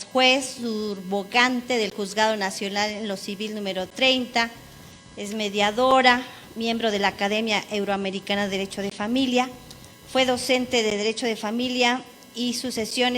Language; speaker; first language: Spanish; native; Spanish